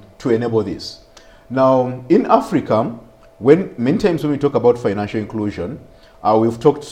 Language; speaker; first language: English; non-native, local second language; Ganda